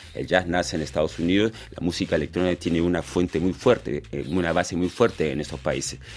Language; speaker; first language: Spanish; native; Spanish